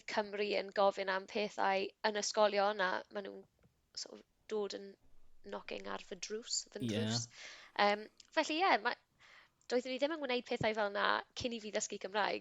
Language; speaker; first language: Welsh; non-native, local second language; English